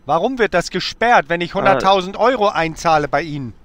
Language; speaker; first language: German; native; German